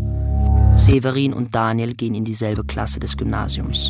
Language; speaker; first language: German; native; German